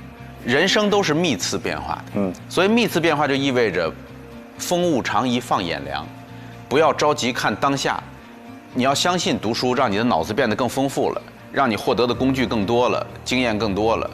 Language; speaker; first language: Chinese; native; Chinese